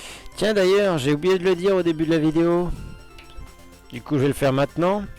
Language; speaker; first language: French; native; French